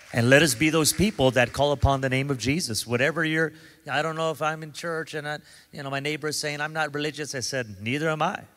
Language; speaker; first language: English; native; English